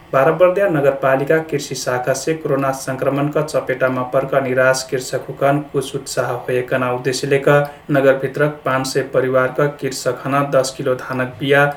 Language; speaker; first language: Nepali; native; Nepali